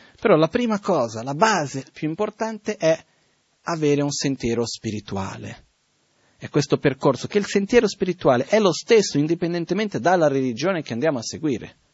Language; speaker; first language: Italian; non-native, fluent; Portuguese